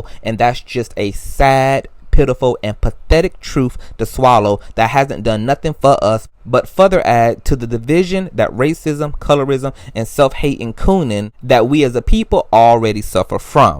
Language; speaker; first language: English; native; English